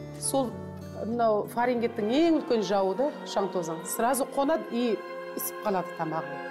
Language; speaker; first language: Kazakh; early bilingual, heritage; Kazakh